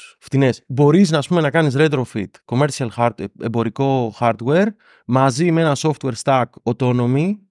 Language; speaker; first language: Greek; native; Greek